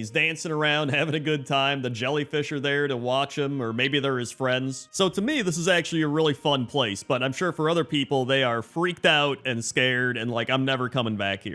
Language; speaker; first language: English; native; English